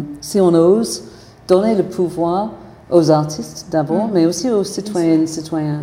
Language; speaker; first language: French; non-native, fluent; English